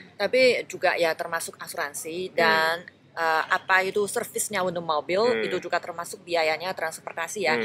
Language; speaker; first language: Indonesian; non-native, fluent; Chinese